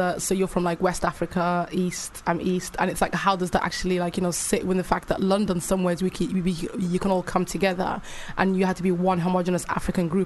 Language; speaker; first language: English; native; English